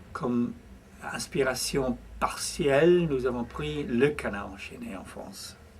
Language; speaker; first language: French; non-native, fluent; English